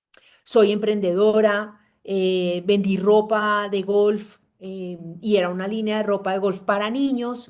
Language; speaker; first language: Spanish; native; Spanish